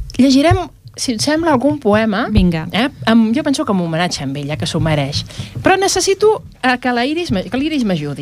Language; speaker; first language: Catalan; native; Catalan